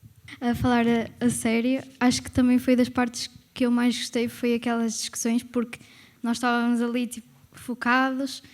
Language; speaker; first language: Portuguese; native; Portuguese